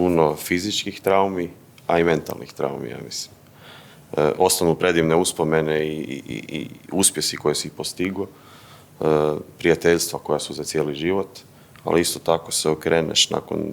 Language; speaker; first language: Bosnian; native; Bosnian